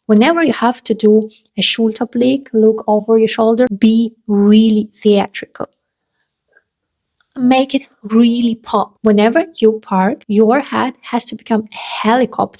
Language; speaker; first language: English; non-native, fluent; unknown